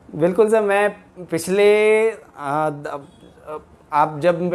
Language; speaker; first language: Hindi; native; Hindi